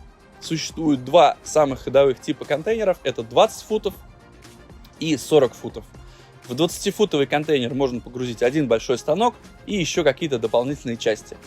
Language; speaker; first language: Russian; native; Russian